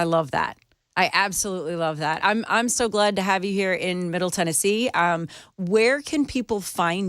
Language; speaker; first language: English; native; English